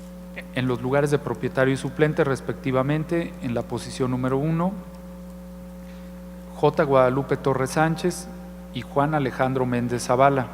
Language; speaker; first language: Spanish; native; Spanish